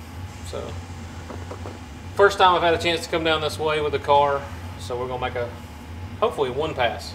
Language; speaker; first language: English; native; English